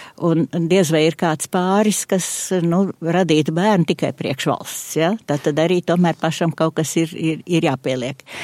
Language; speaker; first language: Latvian; native; Latvian